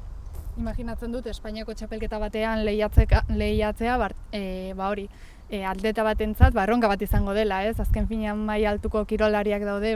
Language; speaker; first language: Basque; native; Basque